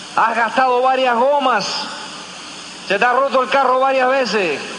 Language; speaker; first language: Spanish; early bilingual, heritage; Spanish